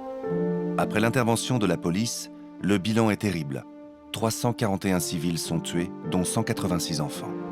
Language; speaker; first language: French; native; French